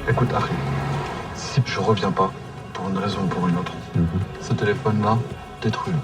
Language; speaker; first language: French; native; French